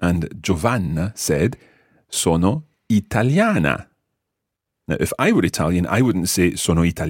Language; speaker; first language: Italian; non-native, fluent; English